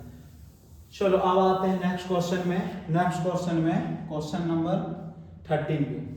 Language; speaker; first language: Hindi; native; Hindi